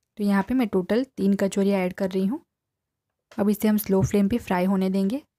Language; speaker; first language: Hindi; non-native, local second language; Gujarati